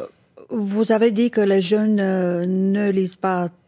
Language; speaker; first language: French; non-native, fluent; Romanian